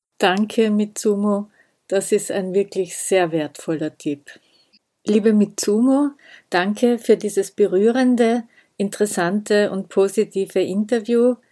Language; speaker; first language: German; native; German